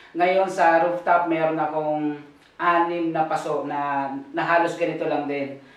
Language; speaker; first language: Filipino; non-native, local second language; Bikol